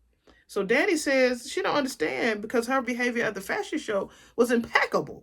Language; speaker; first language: English; native; English